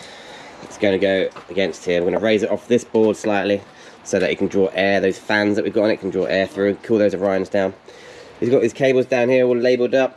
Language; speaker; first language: English; native; English